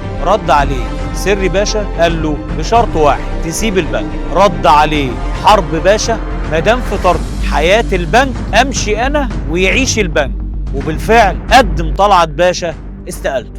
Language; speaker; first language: Arabic; native; Arabic